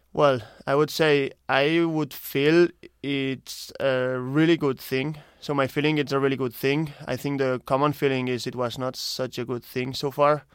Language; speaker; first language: English; non-native, fluent; Spanish